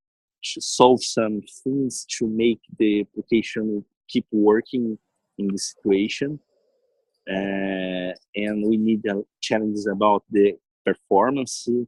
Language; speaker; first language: English; non-native, learner; Portuguese